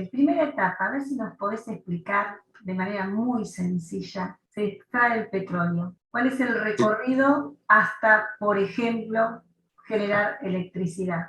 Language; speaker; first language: Spanish; native; Spanish